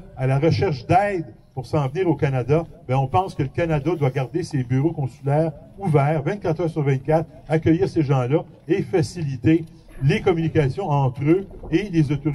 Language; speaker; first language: French; native; French